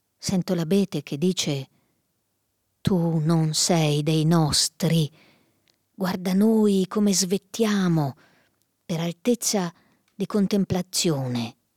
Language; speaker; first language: Italian; native; Italian